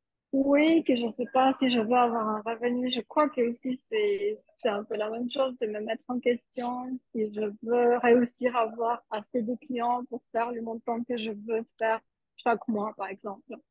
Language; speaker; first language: French; non-native, fluent; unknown